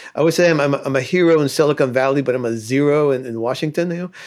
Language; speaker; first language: English; early bilingual, other home language; Spanish